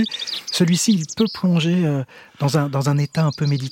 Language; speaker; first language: French; native; French